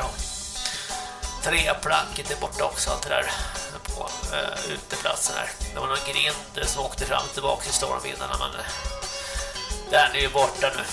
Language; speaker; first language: Swedish; native; Swedish